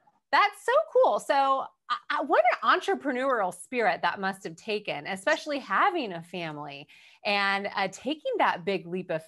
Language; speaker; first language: English; native; English